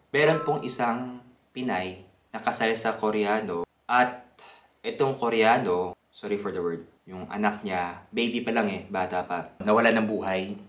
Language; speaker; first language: Filipino; early bilingual, other home language; Korean